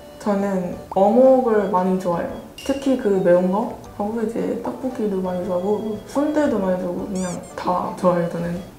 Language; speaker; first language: Korean; early bilingual, other home language; English